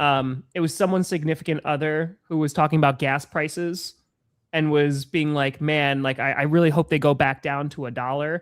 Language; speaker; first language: English; native; English